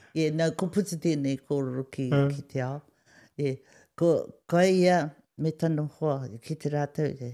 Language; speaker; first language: Māori; native; Māori